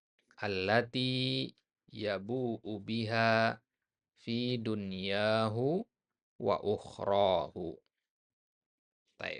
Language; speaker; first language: Arabic; non-native, fluent; Indonesian